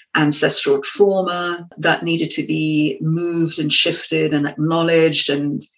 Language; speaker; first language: English; native; English